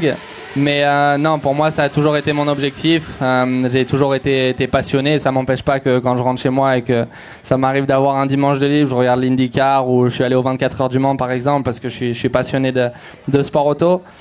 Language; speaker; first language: French; native; French